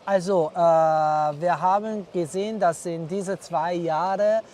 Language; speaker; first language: German; non-native, fluent; Italian